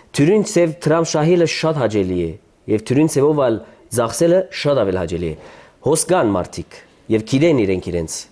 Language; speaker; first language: Armenian; early bilingual, heritage; Armenian